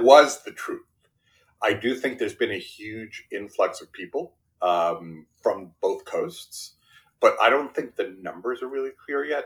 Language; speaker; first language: English; early bilingual, other home language; Spanish